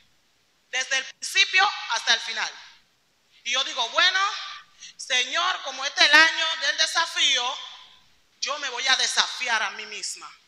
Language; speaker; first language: Spanish; native; Spanish